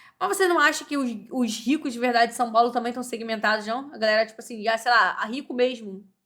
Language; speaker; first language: Portuguese; native; Portuguese